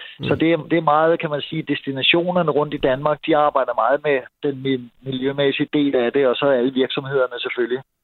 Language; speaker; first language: Danish; native; Danish